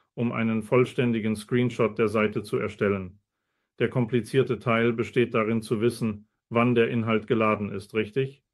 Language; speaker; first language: German; non-native, fluent; Spanish